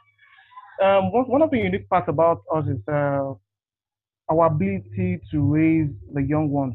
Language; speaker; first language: English; non-native, local second language; Igbo